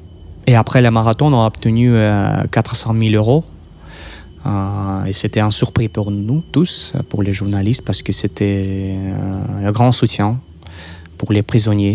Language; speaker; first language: French; non-native, fluent; Russian